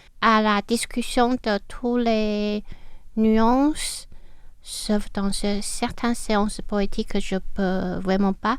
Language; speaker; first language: French; non-native, fluent; Chinese